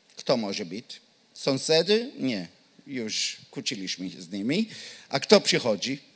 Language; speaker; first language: Polish; non-native, learner; Hebrew